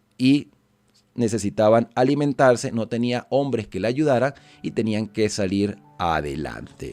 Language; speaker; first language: Spanish; native; Spanish